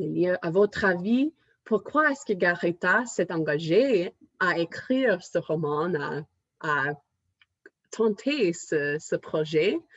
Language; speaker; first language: French; non-native, fluent; English